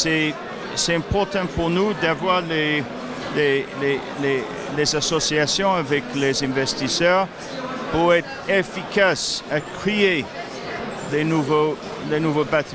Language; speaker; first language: French; non-native, fluent; English